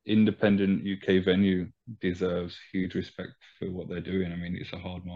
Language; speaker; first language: English; native; English